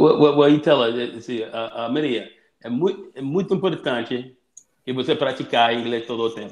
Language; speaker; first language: Portuguese; non-native, learner; English